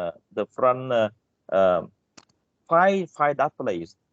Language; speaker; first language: English; non-native, learner; Vietnamese